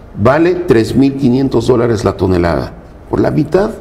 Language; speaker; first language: Spanish; native; Spanish